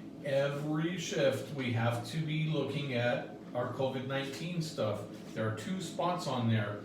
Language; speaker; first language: English; native; English